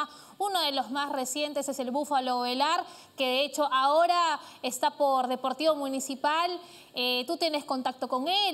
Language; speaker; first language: Spanish; native; Spanish